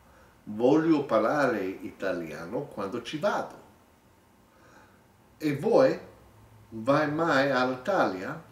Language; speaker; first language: Italian; non-native, learner; English